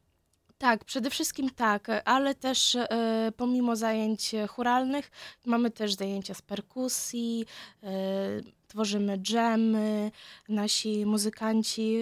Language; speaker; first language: Polish; non-native, fluent; Ukrainian